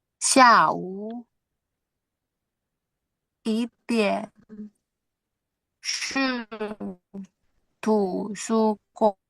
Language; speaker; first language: Chinese; non-native, learner; Indonesian